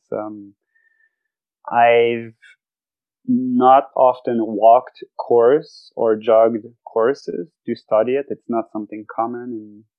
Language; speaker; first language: English; non-native, fluent; French